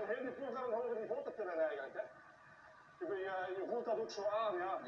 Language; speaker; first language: Dutch; native; Dutch